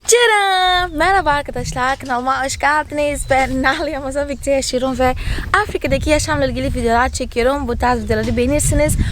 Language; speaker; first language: Turkish; non-native, fluent; Portuguese